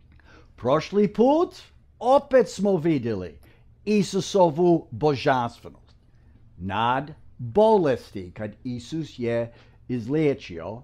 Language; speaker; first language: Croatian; non-native, fluent; English